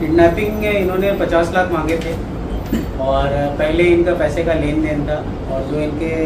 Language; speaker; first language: Hindi; non-native, local second language; Marathi